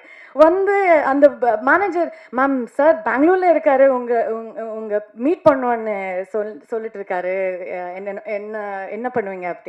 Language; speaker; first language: Tamil; non-native, learner; Kannada